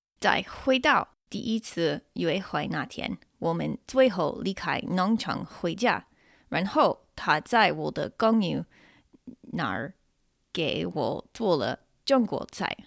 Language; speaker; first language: Chinese; non-native, fluent; English